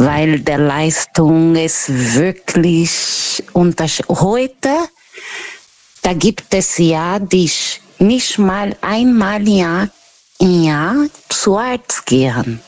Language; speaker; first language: German; non-native, learner; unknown